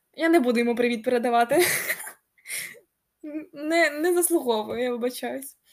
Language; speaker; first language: Ukrainian; non-native, local second language; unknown